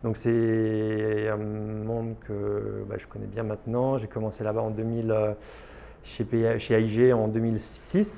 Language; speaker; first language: French; native; French